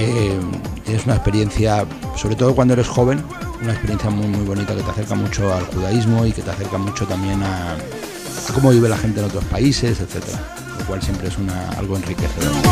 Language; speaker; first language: Spanish; native; Spanish